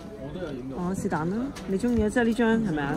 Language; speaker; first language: Chinese; native; Chinese